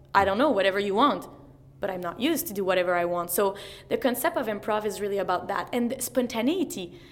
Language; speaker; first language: English; non-native, fluent; French